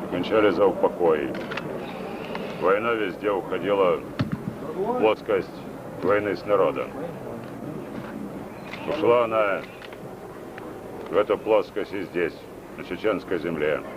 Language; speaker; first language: Russian; native; Russian